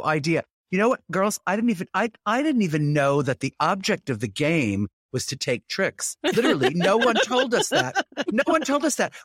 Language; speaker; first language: English; native; English